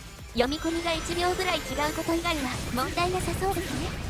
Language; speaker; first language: Japanese; native; Japanese